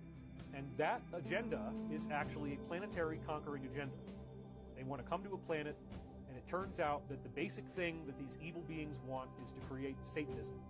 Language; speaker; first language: English; native; English